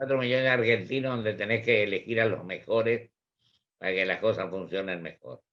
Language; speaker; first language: Spanish; native; Spanish